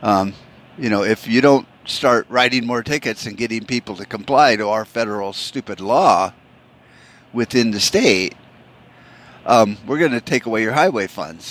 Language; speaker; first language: English; native; English